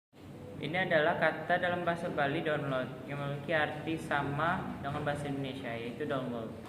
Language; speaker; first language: Indonesian; native; Indonesian